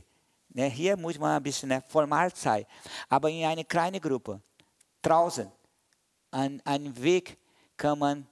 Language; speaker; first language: German; non-native, learner; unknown